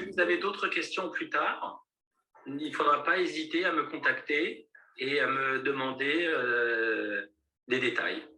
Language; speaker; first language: French; native; French